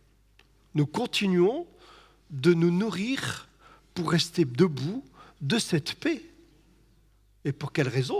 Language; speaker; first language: French; native; French